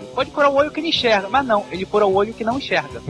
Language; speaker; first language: Portuguese; native; Portuguese